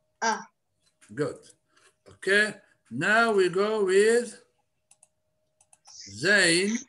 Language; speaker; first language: English; non-native, fluent; Arabic